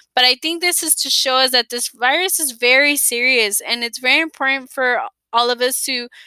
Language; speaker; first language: English; early bilingual, other home language; Spanish